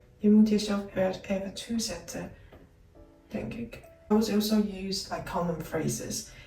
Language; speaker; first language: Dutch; non-native, learner; Chinese